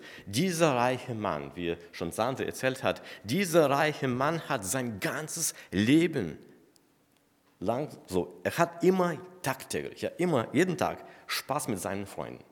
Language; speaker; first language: German; non-native, fluent; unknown